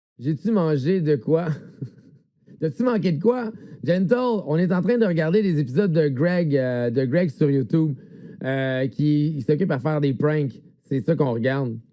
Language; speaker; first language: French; native; French